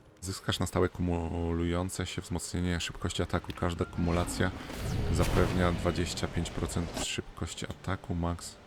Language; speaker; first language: Polish; native; Polish